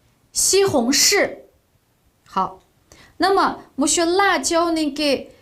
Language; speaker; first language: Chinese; non-native, local second language; Uyghur